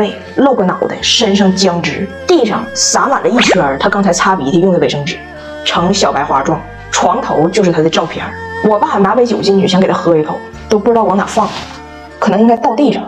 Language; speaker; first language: Chinese; native; Chinese